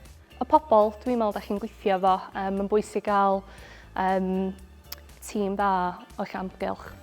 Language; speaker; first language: Welsh; native; Welsh